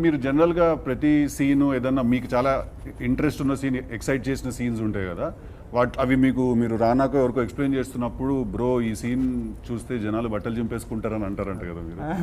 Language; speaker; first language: Telugu; native; Telugu